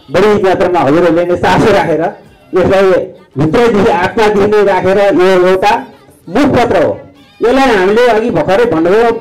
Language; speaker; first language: Nepali; non-native, local second language; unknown